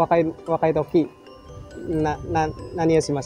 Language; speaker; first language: Japanese; non-native, learner; Indonesian